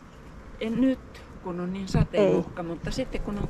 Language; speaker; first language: Finnish; native; Finnish